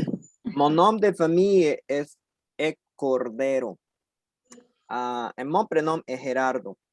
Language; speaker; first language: French; non-native, learner; Spanish